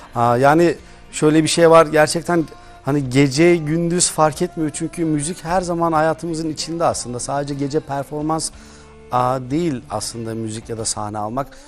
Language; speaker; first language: Turkish; native; Turkish